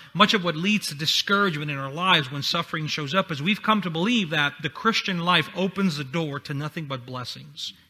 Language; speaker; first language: English; non-native, fluent; Spanish